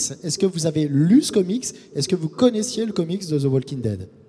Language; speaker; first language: French; native; French